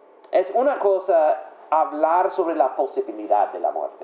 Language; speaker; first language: Spanish; non-native, fluent; English